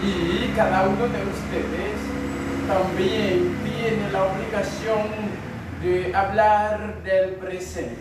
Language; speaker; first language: Spanish; non-native, fluent; Haitian Creole